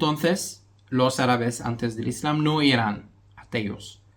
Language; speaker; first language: Spanish; non-native, fluent; Arabic